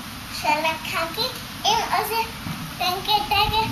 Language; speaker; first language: Hebrew; early bilingual, heritage; Hebrew